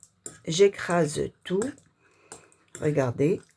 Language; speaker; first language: French; non-native, local second language; Arabic